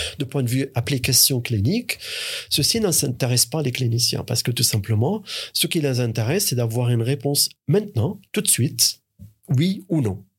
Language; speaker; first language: French; non-native, fluent; Arabic